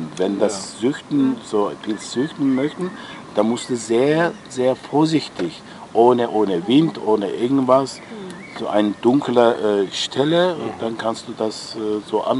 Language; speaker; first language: German; non-native, local second language; Turkish